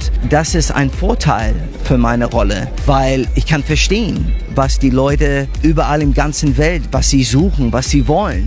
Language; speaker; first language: German; non-native, fluent; English